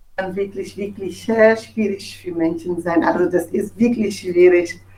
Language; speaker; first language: German; non-native, fluent; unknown